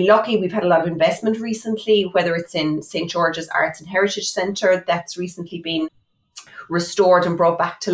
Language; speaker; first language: English; native; English